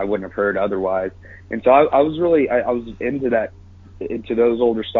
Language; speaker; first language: English; native; English